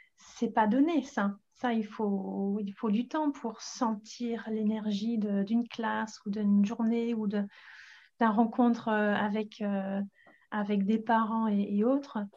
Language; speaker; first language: French; non-native, fluent; English